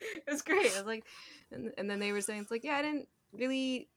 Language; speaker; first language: English; native; English